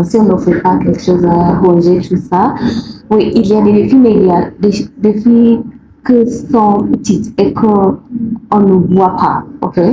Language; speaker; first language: French; non-native, learner; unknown